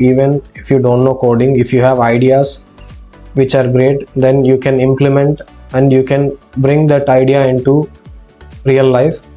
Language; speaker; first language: English; non-native, local second language; Telugu